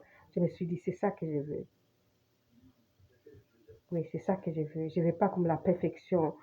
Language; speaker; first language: French; non-native, fluent; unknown